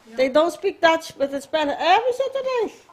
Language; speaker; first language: English; non-native, learner; Papiamento